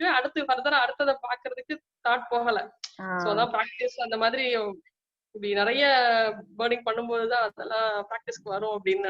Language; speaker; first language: Tamil; native; Tamil